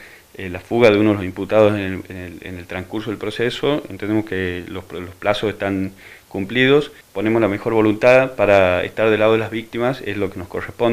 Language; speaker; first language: Spanish; native; Spanish